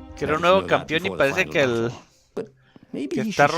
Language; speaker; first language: Spanish; native; Spanish